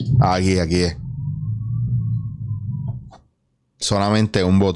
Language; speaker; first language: Spanish; native; Spanish